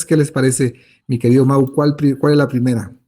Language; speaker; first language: Spanish; native; Spanish